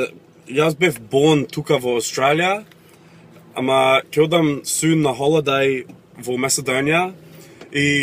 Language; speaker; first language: Macedonian; early bilingual, heritage; English